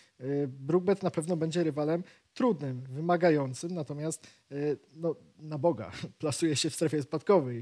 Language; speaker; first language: Polish; native; Polish